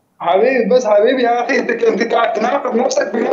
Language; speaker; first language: Arabic; native; Arabic